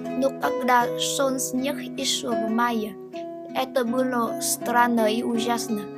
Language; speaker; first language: Russian; non-native, learner; Vietnamese